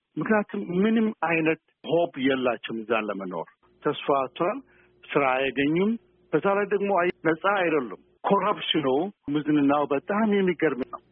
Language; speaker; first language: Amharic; non-native, local second language; Somali